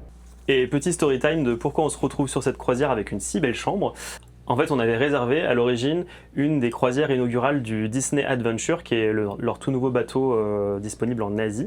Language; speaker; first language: French; native; French